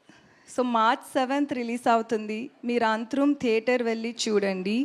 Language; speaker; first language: Telugu; non-native, learner; Tamil